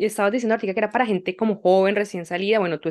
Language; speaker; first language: Spanish; native; Spanish